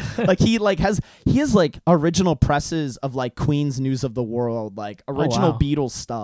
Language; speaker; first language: English; non-native, fluent; Hungarian